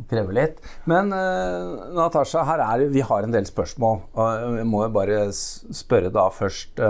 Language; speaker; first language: Norwegian; native; Norwegian